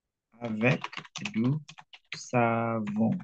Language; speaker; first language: French; non-native, fluent; Indonesian